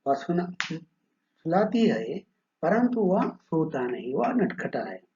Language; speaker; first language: Hindi; non-native, local second language; Kannada